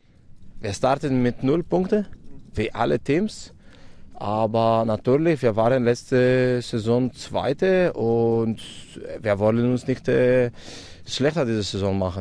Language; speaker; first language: German; non-native, fluent; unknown